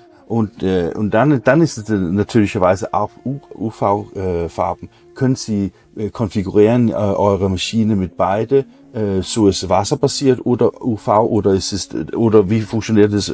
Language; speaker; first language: German; non-native, learner; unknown